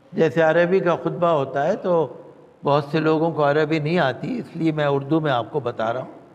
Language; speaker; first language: Urdu; native; Urdu